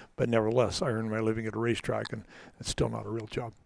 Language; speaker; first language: English; native; English